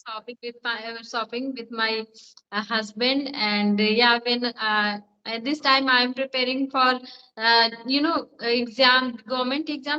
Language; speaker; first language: English; non-native, learner; Hindi